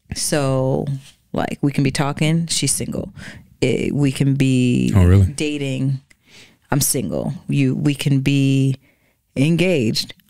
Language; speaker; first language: English; native; English